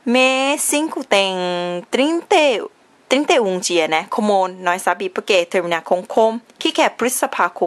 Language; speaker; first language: Portuguese; non-native, learner; Thai